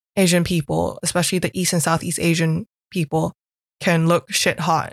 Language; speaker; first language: English; non-native, local second language; Cantonese